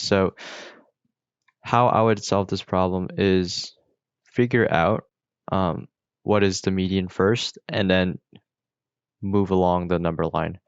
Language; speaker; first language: English; native; English